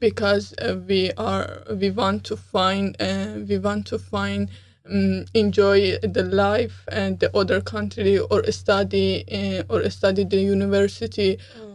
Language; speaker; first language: English; non-native, learner; Persian